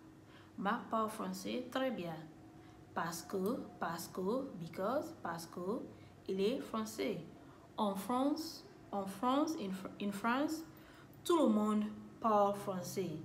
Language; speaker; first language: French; non-native, learner; English